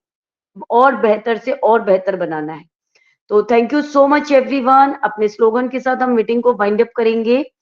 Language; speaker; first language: Hindi; native; Hindi